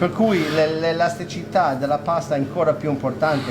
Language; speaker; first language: Italian; non-native, fluent; English